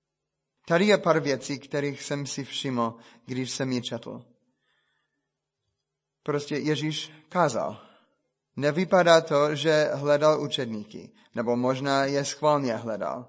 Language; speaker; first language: Czech; non-native, fluent; English